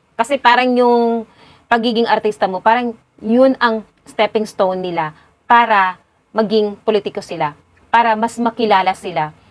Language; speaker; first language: Filipino; non-native, local second language; Cebuano